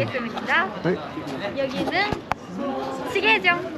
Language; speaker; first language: Korean; non-native, learner; Japanese